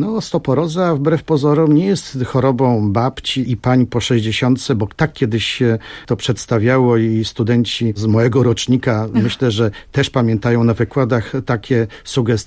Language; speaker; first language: Polish; native; Polish